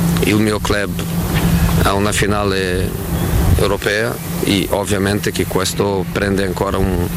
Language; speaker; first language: Italian; non-native, fluent; Portuguese